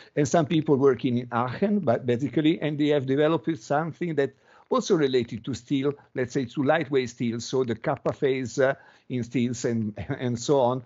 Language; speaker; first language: English; non-native, fluent; Italian